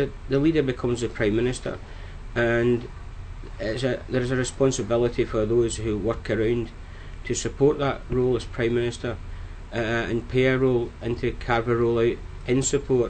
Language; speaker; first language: English; native; English